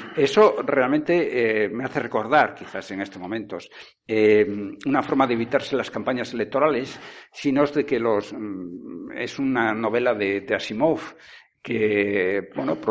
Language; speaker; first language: Spanish; native; Spanish